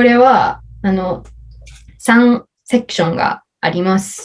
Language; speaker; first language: Japanese; non-native, learner; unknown